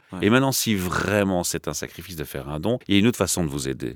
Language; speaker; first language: French; native; French